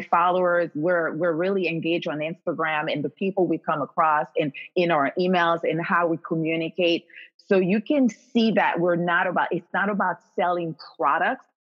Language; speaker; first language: English; non-native, fluent; Haitian Creole